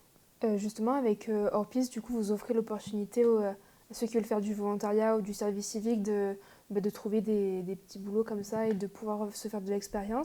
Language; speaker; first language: French; native; French